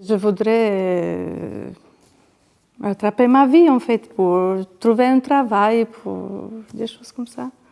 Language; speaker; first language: French; non-native, learner; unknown